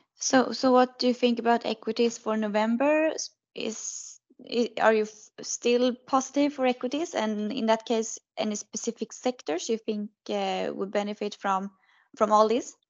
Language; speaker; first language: English; non-native, fluent; Swedish